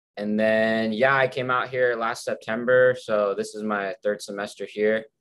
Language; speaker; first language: English; native; English